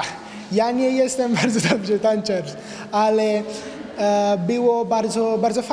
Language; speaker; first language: Polish; non-native, learner; Italian